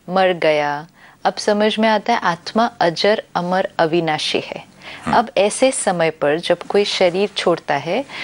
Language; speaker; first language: Hindi; native; Hindi